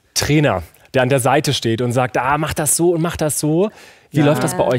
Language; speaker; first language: German; native; German